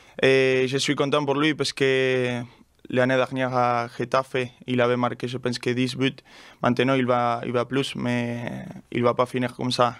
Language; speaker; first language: French; non-native, learner; Spanish